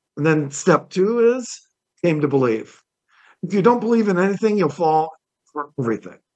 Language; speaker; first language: English; native; English